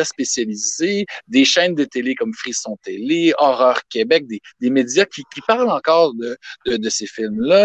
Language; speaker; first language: French; native; French